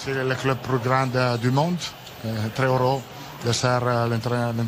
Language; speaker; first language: French; non-native, learner; Italian